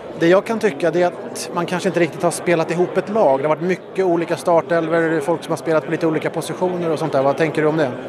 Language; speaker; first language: Swedish; native; Swedish